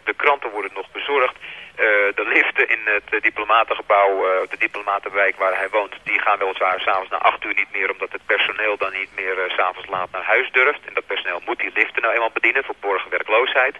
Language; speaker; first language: Dutch; native; Dutch